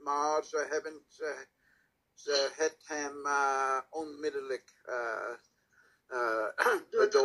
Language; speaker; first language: Dutch; non-native, learner; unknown